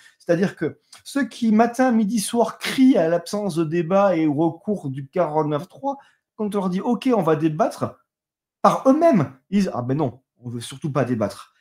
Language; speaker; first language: French; native; French